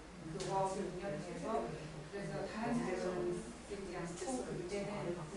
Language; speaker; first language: Korean; non-native, learner; Mongolian